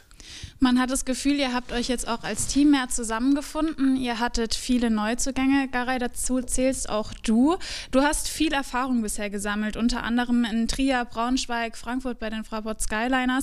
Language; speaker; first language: German; native; German